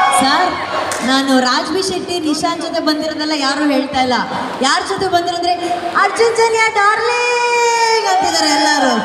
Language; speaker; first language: Kannada; non-native, local second language; Tulu